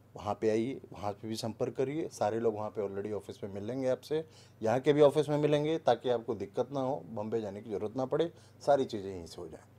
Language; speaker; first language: Hindi; native; Hindi